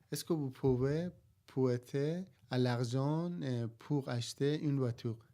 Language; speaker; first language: French; non-native, learner; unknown